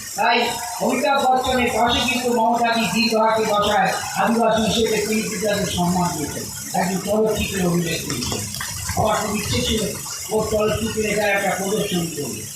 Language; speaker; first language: Bangla; native; Bangla